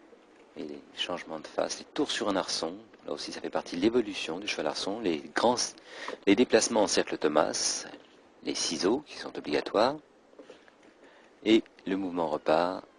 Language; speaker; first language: French; native; French